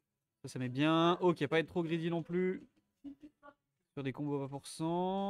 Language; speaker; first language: French; native; French